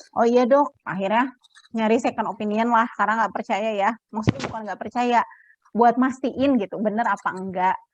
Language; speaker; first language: Indonesian; native; Indonesian